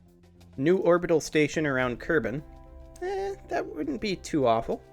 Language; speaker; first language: English; native; English